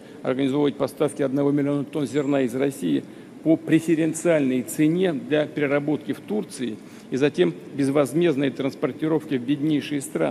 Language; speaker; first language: Russian; native; Russian